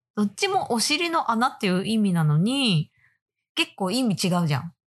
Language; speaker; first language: Japanese; native; Japanese